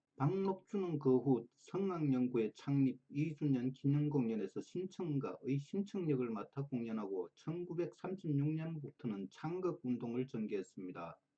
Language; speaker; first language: Korean; native; Korean